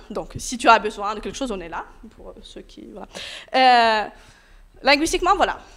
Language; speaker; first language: French; non-native, fluent; Russian